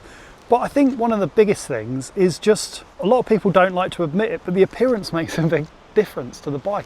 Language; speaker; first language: English; native; English